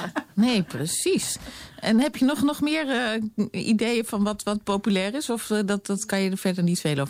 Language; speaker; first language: Dutch; native; Dutch